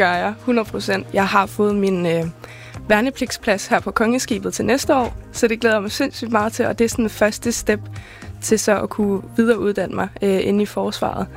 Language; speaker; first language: Danish; native; Danish